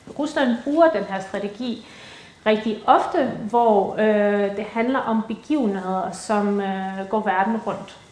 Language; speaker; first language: Danish; early bilingual, other home language; Ukrainian